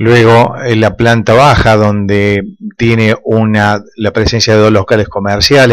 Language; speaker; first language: Spanish; native; Spanish